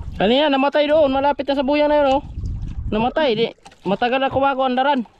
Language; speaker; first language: Filipino; native; Filipino